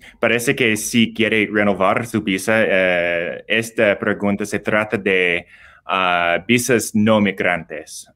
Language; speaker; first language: Spanish; non-native, learner; English